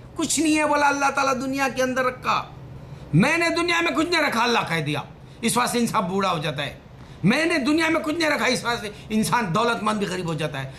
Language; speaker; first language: Urdu; native; Urdu